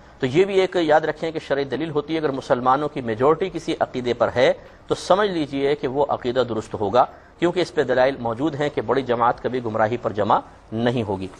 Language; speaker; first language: Urdu; native; Urdu